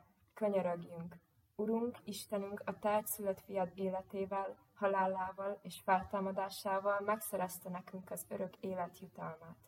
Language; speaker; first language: Hungarian; native; Hungarian